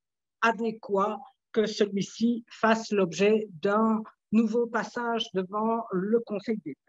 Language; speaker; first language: French; native; French